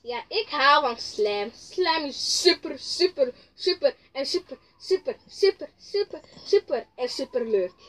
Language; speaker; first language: Dutch; early bilingual, other home language; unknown